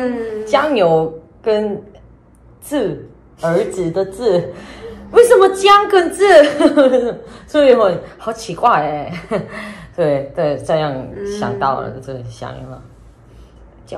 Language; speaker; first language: Chinese; non-native, learner; Korean